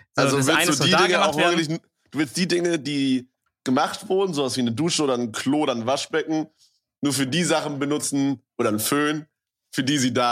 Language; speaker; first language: German; native; German